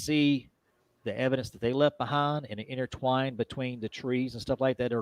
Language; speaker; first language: English; native; English